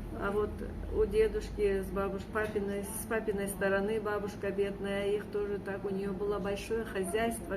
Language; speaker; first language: Russian; native; Russian